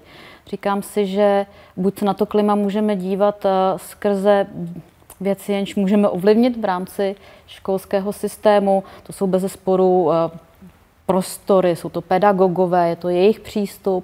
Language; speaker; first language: Czech; native; Czech